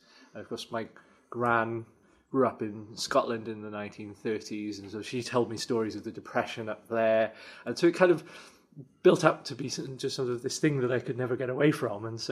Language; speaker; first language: English; native; English